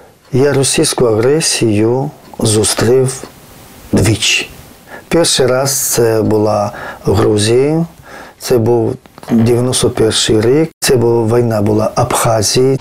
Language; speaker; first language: Ukrainian; non-native, fluent; Georgian